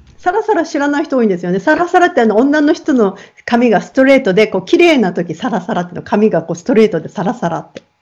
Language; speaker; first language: Japanese; native; Japanese